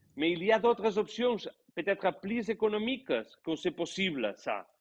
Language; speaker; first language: French; non-native, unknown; Catalan